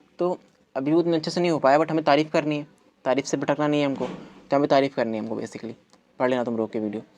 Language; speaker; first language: Hindi; native; Hindi